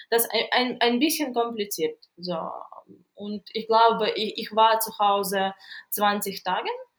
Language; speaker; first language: German; non-native, learner; Ukrainian